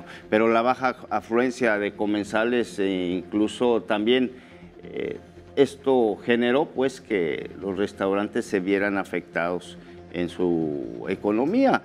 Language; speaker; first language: Spanish; native; Spanish